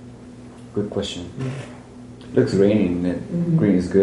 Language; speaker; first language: English; non-native, learner; Spanish